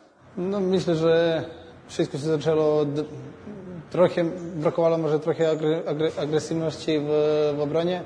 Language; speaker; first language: Polish; non-native, fluent; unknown